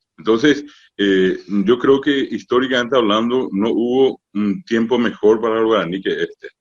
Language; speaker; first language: Spanish; non-native, local second language; Guarani